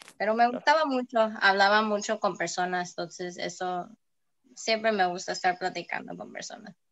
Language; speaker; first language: Spanish; early bilingual, heritage; English